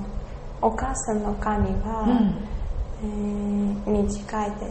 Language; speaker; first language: Japanese; non-native, learner; Russian